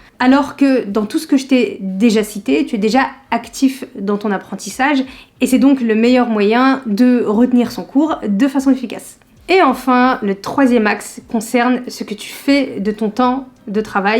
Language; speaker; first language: French; native; French